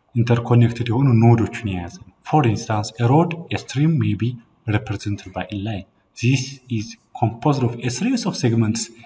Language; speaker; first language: English; non-native, local second language; Amharic